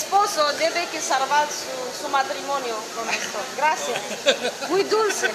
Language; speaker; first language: Spanish; non-native, learner; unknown